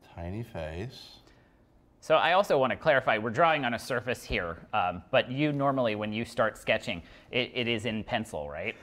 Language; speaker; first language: English; native; English